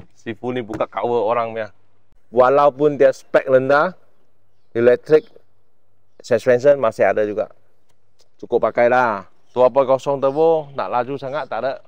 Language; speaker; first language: Malay; non-native, local second language; Chinese